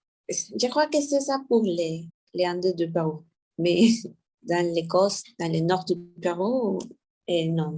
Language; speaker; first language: French; non-native, learner; Spanish